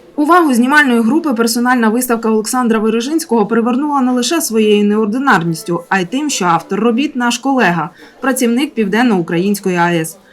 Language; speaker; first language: Ukrainian; native; Ukrainian